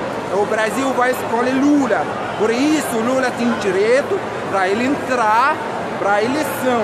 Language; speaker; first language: Portuguese; non-native, learner; Arabic